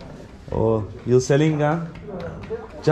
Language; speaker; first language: English; non-native, learner; Turkish